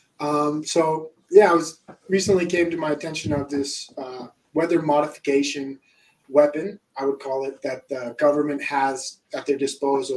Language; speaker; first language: English; native; English